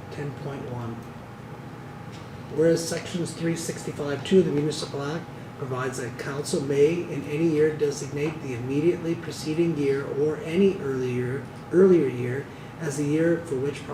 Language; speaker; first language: English; native; English